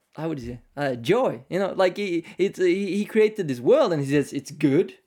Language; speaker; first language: English; non-native, fluent; Finnish